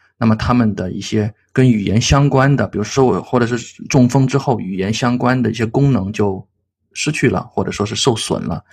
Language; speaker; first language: Chinese; native; Chinese